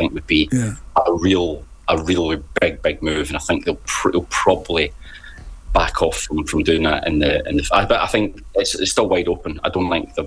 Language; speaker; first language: English; native; English